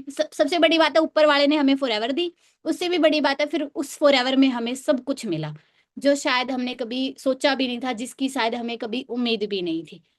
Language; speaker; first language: Hindi; native; Hindi